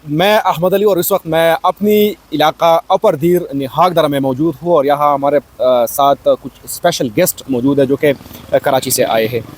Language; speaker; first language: Urdu; non-native, local second language; Pashto